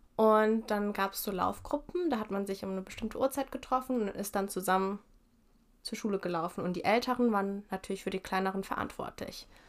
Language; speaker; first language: German; early bilingual, heritage; German